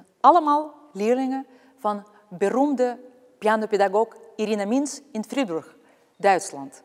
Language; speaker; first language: Dutch; non-native, fluent; Russian